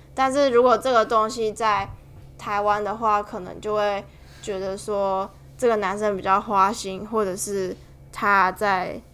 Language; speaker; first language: Chinese; native; Chinese